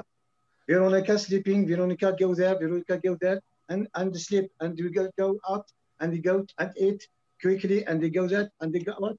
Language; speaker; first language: English; non-native, learner; French